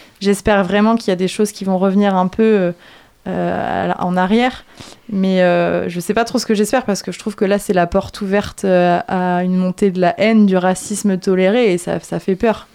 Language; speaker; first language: French; native; French